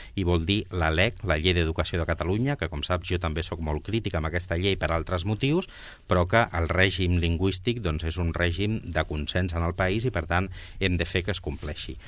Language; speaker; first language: Catalan; non-native, local second language; Spanish